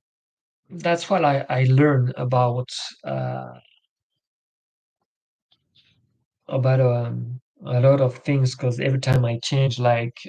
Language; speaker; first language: English; non-native, learner; French